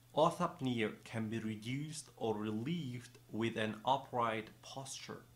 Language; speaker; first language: English; non-native, fluent; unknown